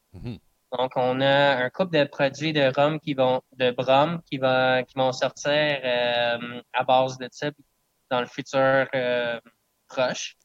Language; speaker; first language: French; non-native, local second language; English